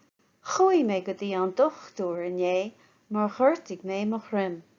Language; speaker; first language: Irish; non-native, local second language; English